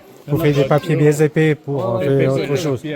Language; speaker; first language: French; early bilingual, heritage; Vietnamese